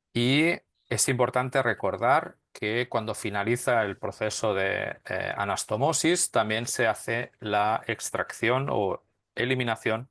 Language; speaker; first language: Spanish; native; Spanish